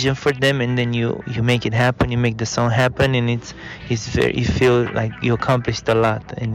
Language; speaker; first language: English; non-native, fluent; Romanian